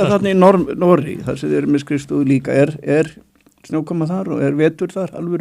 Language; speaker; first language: Icelandic; native; Icelandic